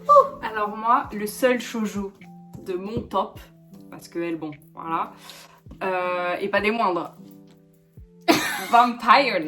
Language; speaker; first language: French; native; French